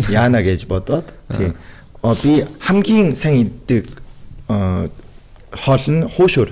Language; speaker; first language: Mongolian; non-native, fluent; Korean